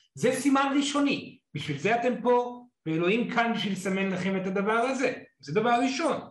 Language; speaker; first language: Hebrew; non-native, fluent; English